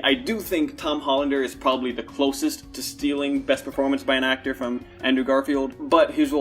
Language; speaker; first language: English; native; English